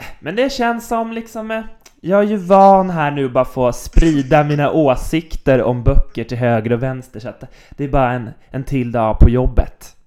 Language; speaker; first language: Swedish; native; Swedish